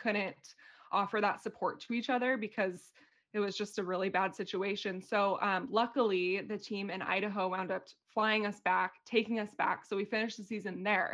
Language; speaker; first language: English; native; English